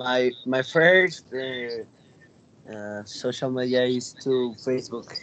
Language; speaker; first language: English; non-native, learner; Spanish